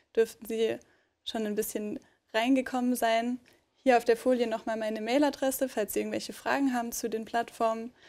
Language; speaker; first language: German; native; German